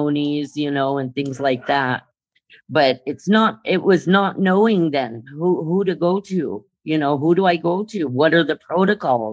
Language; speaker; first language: English; native; English